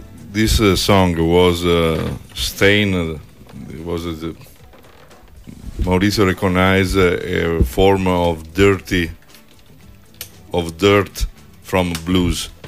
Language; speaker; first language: English; non-native, learner; Italian